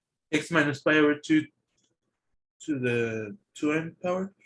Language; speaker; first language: English; native; English